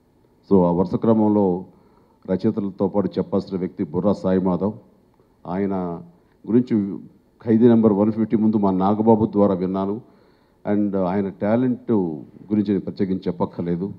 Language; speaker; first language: Telugu; native; Telugu